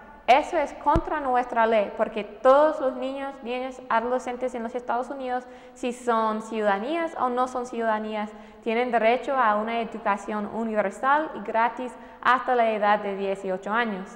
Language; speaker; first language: Spanish; non-native, fluent; English